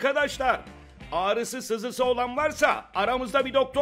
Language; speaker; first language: Turkish; native; Turkish